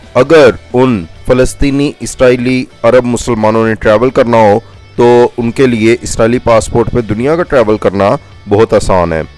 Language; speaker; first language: Urdu; non-native, local second language; Punjabi